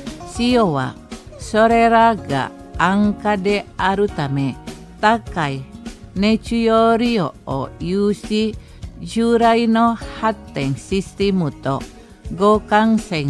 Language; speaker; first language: Japanese; non-native, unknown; Indonesian